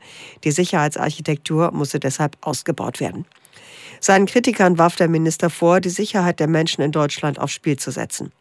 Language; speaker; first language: German; native; German